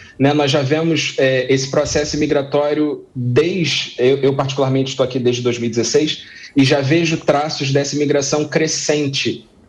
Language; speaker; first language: Portuguese; native; Portuguese